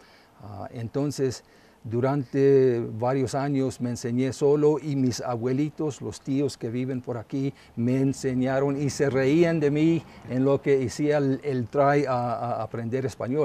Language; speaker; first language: Spanish; non-native, local second language; English